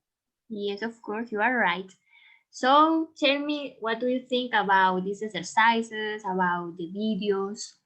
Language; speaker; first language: English; non-native, learner; Spanish